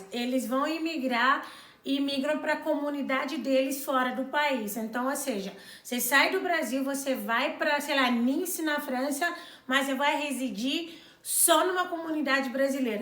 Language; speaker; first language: Portuguese; non-native, local second language; Kabuverdianu